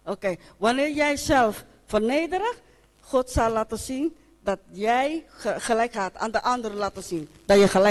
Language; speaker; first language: Dutch; non-native, local second language; Papiamento